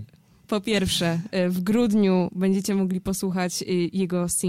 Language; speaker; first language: Polish; native; Polish